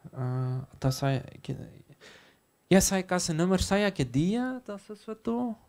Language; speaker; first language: Indonesian; non-native, learner; Dutch